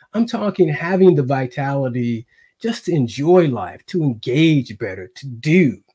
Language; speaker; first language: English; native; English